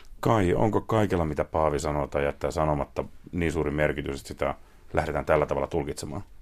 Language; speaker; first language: Finnish; native; Finnish